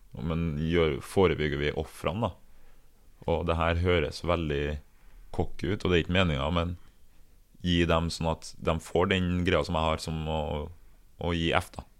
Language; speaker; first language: Norwegian; early bilingual, other home language; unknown